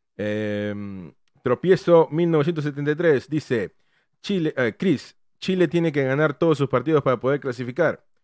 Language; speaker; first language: Spanish; native; Spanish